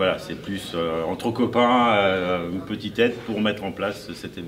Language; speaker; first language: French; native; French